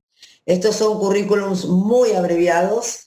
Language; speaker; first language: Spanish; native; Spanish